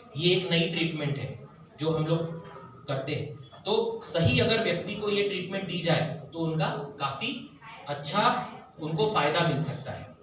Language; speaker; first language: Hindi; non-native, local second language; Marathi